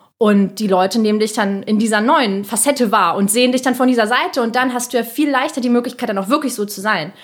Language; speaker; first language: German; early bilingual, other home language; Russian